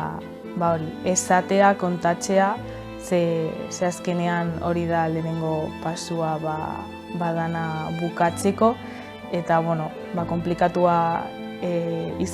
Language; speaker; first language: Basque; non-native, local second language; Spanish